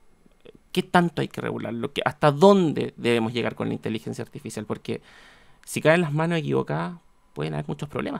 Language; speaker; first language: Spanish; native; Spanish